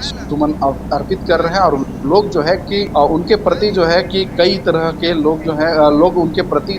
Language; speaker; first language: Hindi; native; Hindi